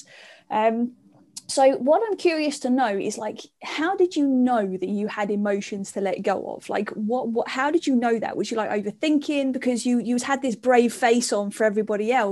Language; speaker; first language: English; native; English